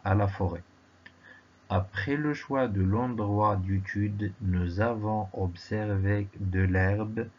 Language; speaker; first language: French; non-native, local second language; Arabic